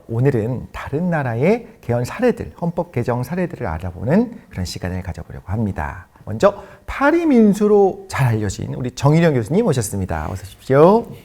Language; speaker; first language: Korean; native; Korean